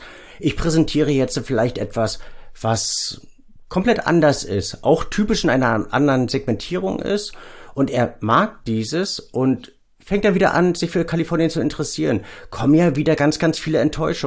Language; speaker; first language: German; native; German